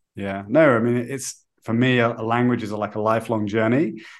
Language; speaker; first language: English; native; English